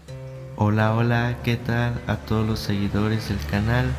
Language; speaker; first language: Spanish; native; Spanish